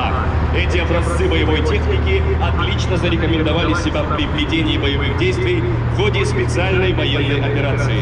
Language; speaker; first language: Russian; native; Russian